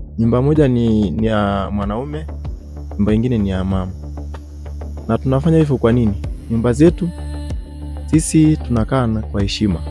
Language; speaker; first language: Swahili; non-native, local second language; Masai